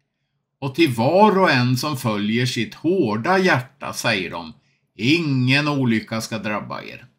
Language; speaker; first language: Swedish; native; Swedish